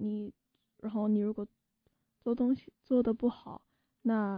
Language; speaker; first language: Chinese; early bilingual, heritage; Chinese